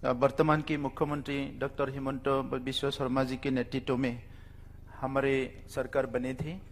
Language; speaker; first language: Hindi; non-native, local second language; Bodo